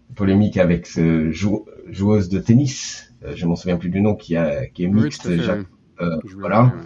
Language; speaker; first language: French; early bilingual, heritage; Japanese